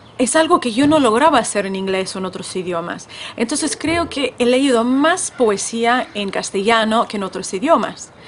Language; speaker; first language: Spanish; non-native, fluent; Russian